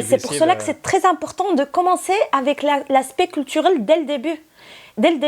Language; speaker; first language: French; non-native, local second language; Arabic